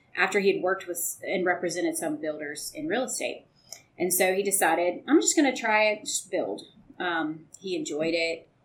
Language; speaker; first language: English; native; English